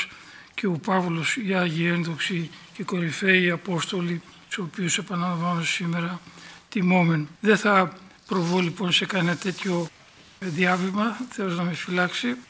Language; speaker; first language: Greek; native; Greek